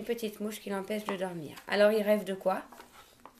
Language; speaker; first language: French; native; French